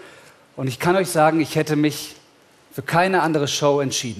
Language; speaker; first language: German; native; German